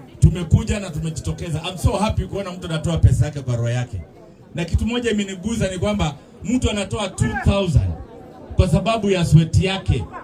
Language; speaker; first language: Swahili; non-native, local second language; Kamba